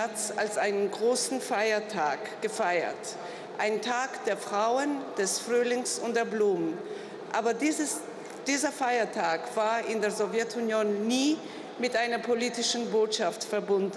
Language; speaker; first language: German; non-native, fluent; Georgian